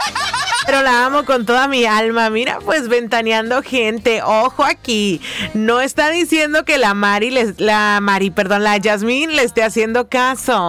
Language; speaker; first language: Spanish; native; Spanish